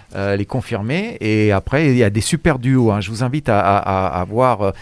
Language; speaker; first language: French; native; French